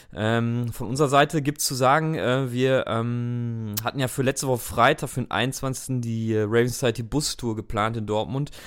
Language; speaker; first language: German; native; German